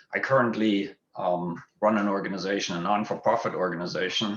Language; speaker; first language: English; non-native, fluent; German